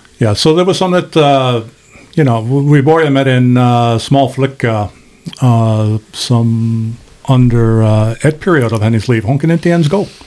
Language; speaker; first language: Swedish; non-native, learner; English